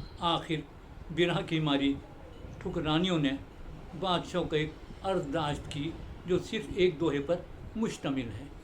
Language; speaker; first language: Urdu; native; Urdu